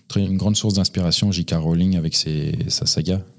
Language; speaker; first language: French; native; French